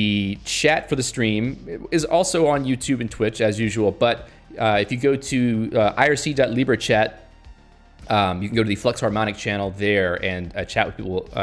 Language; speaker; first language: English; native; English